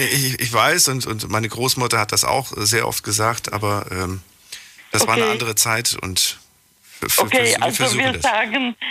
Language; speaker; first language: German; native; German